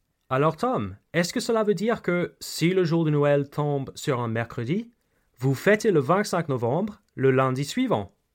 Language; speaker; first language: French; non-native, fluent; English